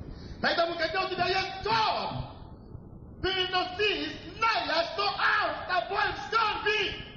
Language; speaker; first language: Russian; non-native, fluent; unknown